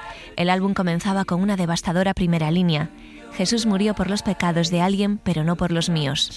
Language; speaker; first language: Spanish; native; Spanish